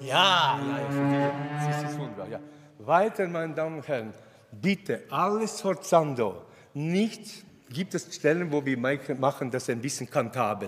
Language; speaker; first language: German; non-native, fluent; Latvian